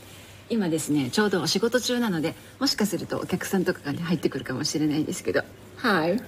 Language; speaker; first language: Japanese; native; Japanese